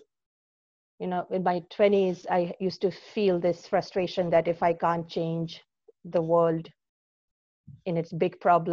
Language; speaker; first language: English; non-native, local second language; Bangla